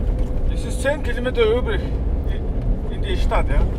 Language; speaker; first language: German; non-native, learner; Mongolian